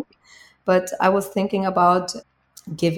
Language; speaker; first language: English; non-native, fluent; German